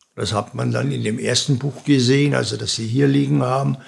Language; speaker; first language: German; native; German